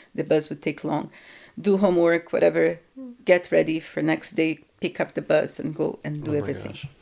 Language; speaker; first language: English; non-native, fluent; Portuguese